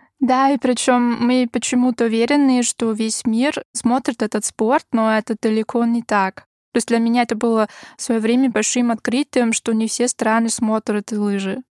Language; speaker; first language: Russian; non-native, fluent; German